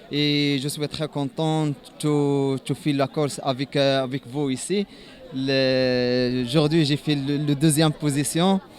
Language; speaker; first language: French; non-native, learner; Arabic